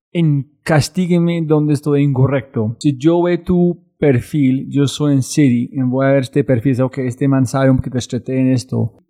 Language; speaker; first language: Spanish; non-native, learner; English